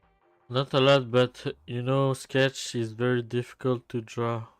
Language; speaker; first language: English; non-native, learner; French